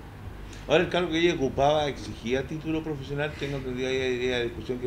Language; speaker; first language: Spanish; native; Spanish